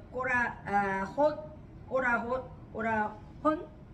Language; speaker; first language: Thai; non-native, learner; Korean